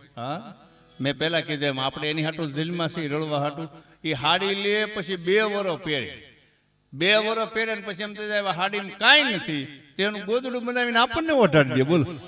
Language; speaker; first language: Gujarati; native; Gujarati